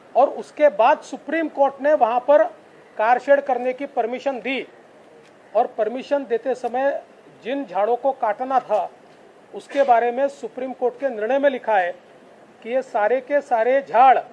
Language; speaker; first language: Hindi; non-native, local second language; Marathi